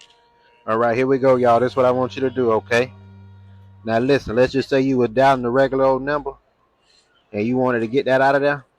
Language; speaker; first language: English; native; English